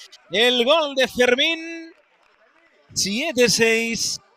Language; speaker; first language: Spanish; native; Spanish